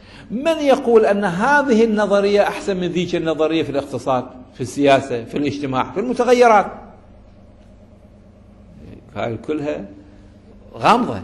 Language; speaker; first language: Arabic; native; Arabic